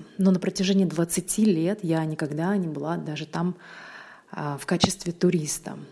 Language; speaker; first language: Russian; native; Russian